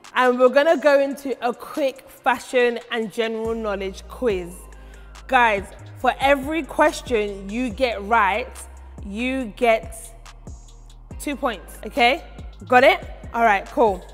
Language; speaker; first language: English; early bilingual, other home language; French